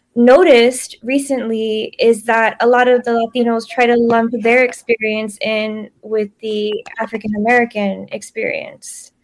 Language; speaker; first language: English; early bilingual, other home language; Spanish